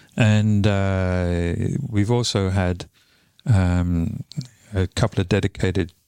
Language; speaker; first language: English; native; English